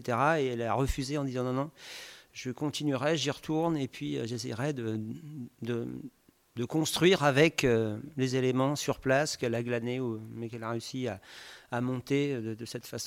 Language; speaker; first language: French; native; French